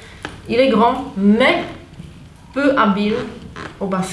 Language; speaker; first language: French; non-native, fluent; Czech